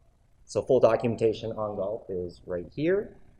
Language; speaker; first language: English; native; English